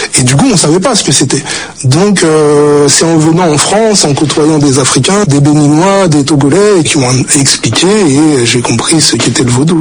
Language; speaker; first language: French; early bilingual, other home language; Haitian Creole